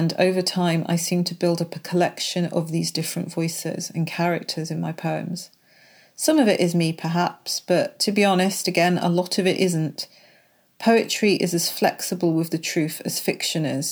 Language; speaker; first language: English; native; English